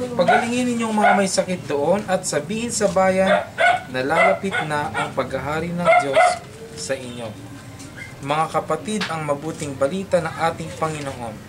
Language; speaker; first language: Filipino; non-native, local second language; Hiligaynon